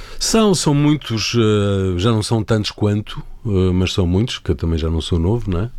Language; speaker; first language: Portuguese; native; Portuguese